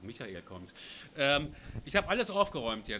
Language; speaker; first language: German; native; German